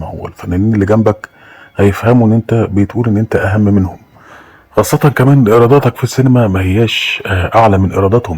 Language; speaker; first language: Arabic; native; Arabic